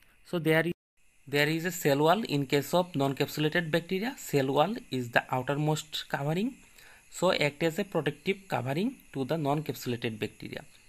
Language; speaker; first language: English; non-native, local second language; Bangla